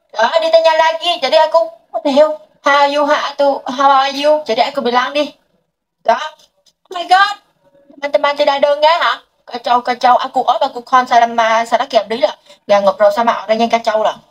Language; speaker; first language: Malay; non-native, learner; Vietnamese